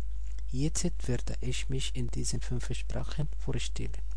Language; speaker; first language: German; non-native, learner; Arabic